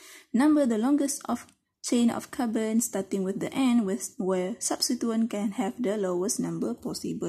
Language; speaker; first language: English; non-native, local second language; Malay